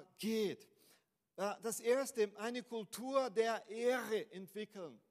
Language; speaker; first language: German; non-native, fluent; Portuguese